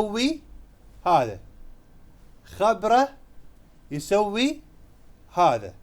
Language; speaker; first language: Arabic; non-native, fluent; Urdu